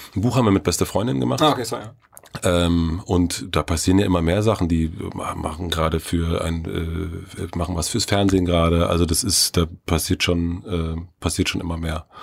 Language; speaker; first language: German; native; German